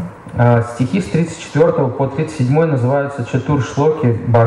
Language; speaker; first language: Russian; native; Russian